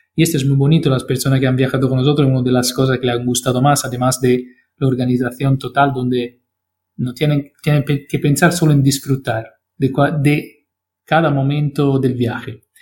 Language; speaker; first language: Spanish; non-native, fluent; Italian